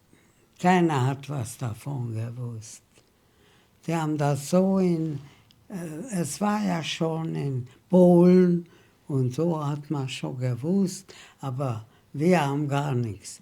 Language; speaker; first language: German; early bilingual, heritage; German